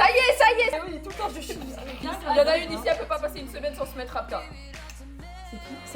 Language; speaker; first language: French; native; French